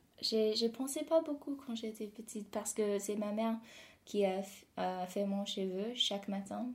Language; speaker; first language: French; non-native, fluent; English